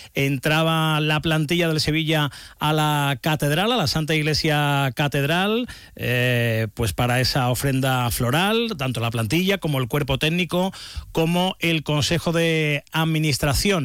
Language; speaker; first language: Spanish; native; Spanish